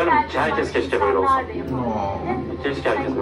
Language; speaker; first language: Turkish; native; Turkish